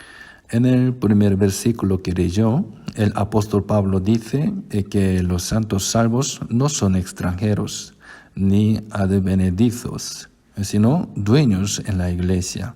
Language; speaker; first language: Spanish; non-native, fluent; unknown